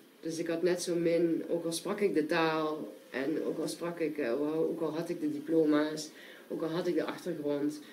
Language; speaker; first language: Dutch; native; Dutch